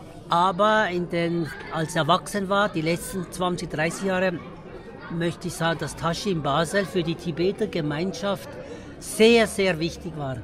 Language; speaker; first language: German; early bilingual, other home language; Tibetan